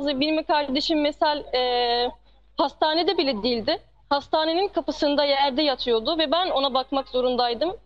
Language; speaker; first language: Turkish; non-native, fluent; Arabic